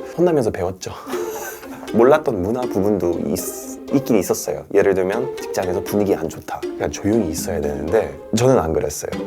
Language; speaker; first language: Korean; non-native, fluent; English